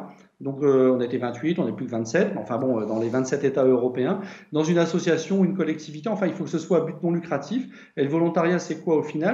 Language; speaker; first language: French; native; French